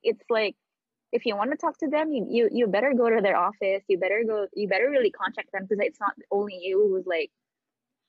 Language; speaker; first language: English; non-native, local second language; Filipino